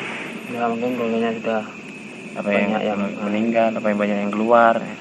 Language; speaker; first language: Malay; non-native, local second language; Madurese